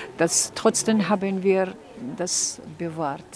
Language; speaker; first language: German; non-native, fluent; Georgian